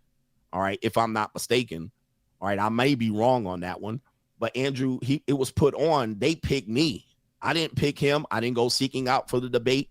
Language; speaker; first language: English; native; English